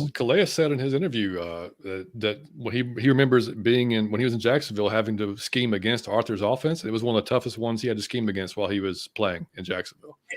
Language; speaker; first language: English; native; English